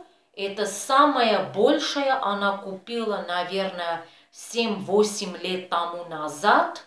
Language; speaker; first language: Russian; non-native, fluent; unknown